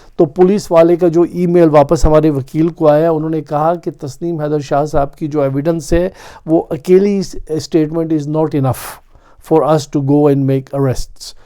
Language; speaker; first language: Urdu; non-native, local second language; Punjabi